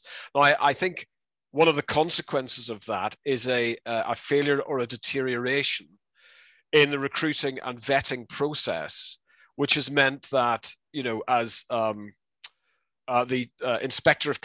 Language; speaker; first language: English; native; English